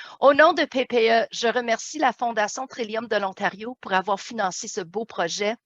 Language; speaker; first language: French; native; French